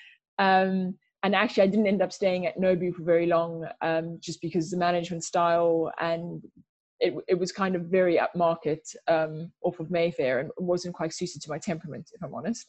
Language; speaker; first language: English; native; English